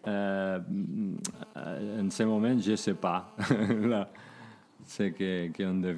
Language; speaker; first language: French; non-native, learner; Spanish